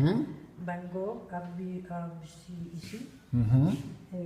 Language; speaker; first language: French; non-native, learner; Spanish